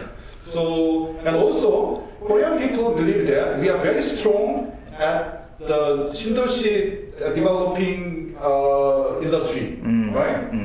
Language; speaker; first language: English; non-native, learner; Korean